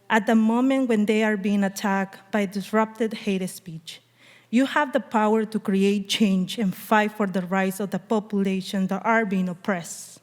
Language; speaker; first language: English; early bilingual, other home language; Spanish